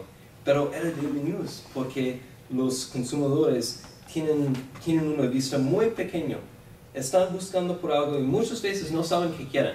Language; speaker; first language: Spanish; non-native, fluent; English